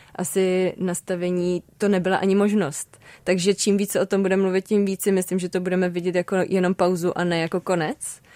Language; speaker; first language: Czech; native; Czech